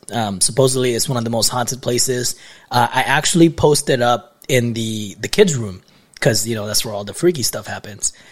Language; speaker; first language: English; non-native, local second language; Filipino